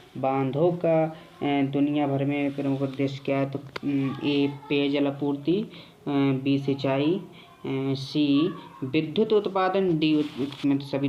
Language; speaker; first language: Hindi; native; Hindi